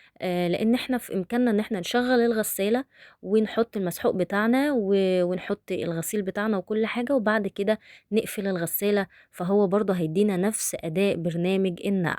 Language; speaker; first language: Arabic; native; Arabic